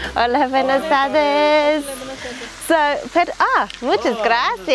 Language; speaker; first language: Spanish; non-native, learner; English